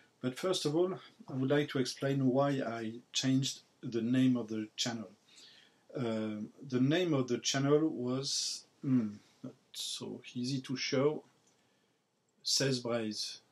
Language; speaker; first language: English; non-native, learner; French